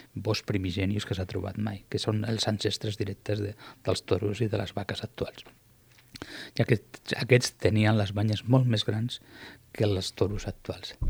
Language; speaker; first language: Catalan; non-native, local second language; Spanish